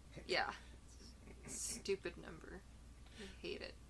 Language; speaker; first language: English; native; English